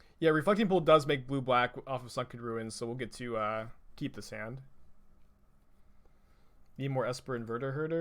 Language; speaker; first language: English; native; English